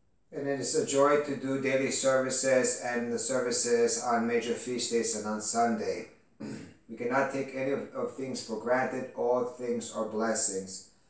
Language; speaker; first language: English; early bilingual, other home language; Greek